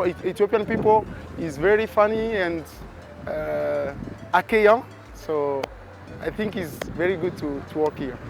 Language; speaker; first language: English; non-native, learner; French